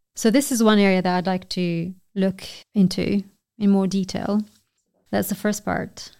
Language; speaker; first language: English; non-native, fluent; Albanian